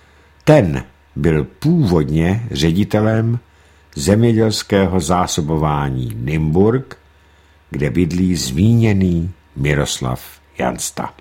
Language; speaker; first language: Czech; native; Czech